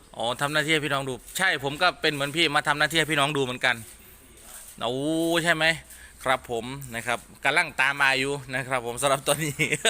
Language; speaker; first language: Thai; native; Thai